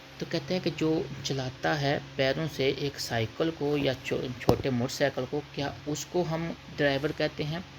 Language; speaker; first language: Urdu; non-native, local second language; Punjabi